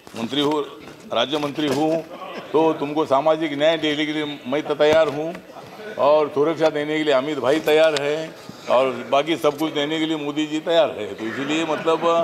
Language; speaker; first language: Hindi; non-native, local second language; Marathi